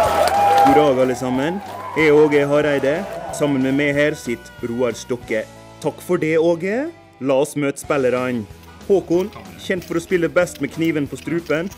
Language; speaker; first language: Norwegian; native; Norwegian